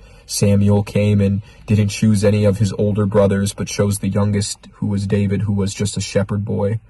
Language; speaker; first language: English; native; English